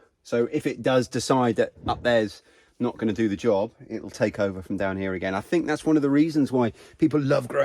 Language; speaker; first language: English; native; English